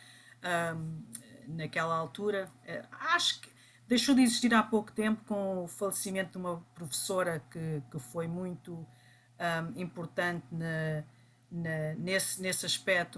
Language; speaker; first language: Portuguese; early bilingual, other home language; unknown